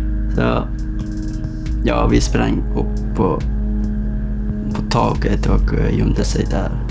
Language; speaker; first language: Swedish; non-native, learner; Persian